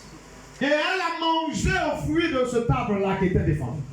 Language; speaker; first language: French; non-native, local second language; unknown